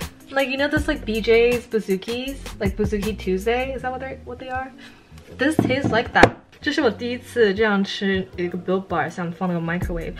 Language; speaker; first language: English; early bilingual, other home language; Chinese